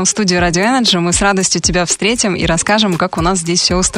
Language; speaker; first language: Russian; native; Russian